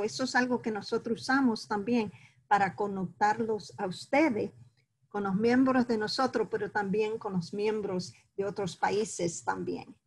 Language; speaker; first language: Spanish; early bilingual, heritage; Spanish